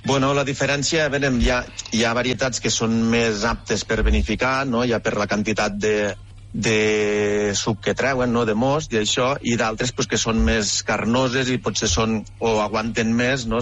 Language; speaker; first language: Catalan; native; Catalan